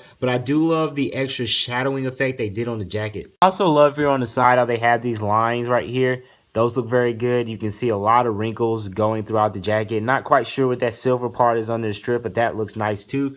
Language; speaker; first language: English; native; English